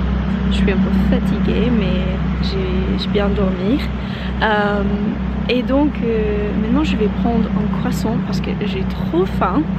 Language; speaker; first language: French; non-native, learner; English